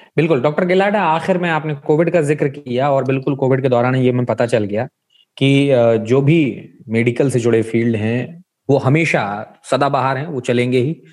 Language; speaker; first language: Hindi; native; Hindi